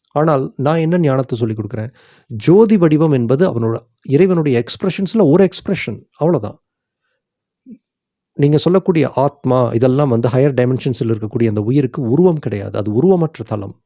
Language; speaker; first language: Tamil; native; Tamil